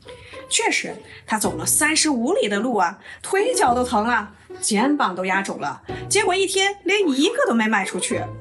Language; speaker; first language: Chinese; native; Chinese